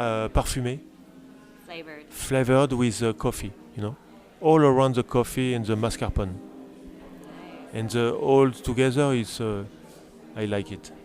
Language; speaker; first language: English; non-native, learner; French